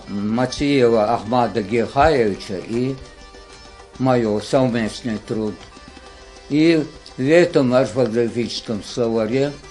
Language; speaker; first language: Russian; non-native, local second language; Chechen